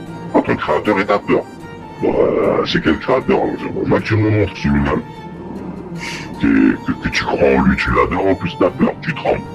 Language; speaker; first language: French; native; French